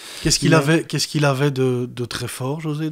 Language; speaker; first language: French; native; French